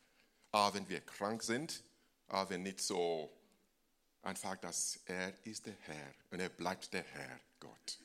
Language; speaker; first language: German; non-native, fluent; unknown